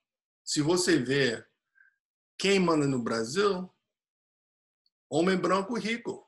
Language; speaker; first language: Portuguese; non-native, fluent; English